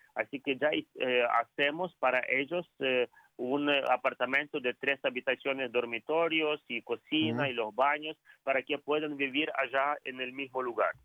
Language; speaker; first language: Spanish; non-native, fluent; Ukrainian